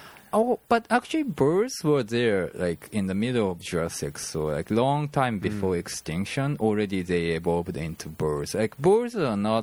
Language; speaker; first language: English; non-native, fluent; Japanese